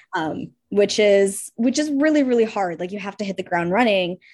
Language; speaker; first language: English; early bilingual, heritage; Russian